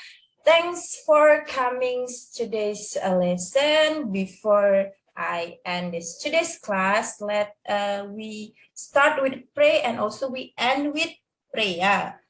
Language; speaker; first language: English; non-native, learner; Indonesian